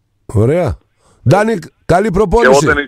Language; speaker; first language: Greek; native; Greek